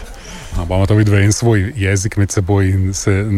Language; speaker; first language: Slovenian; native; Slovenian